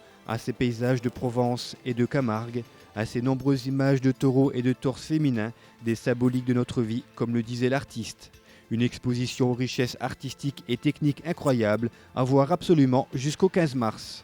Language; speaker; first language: French; native; French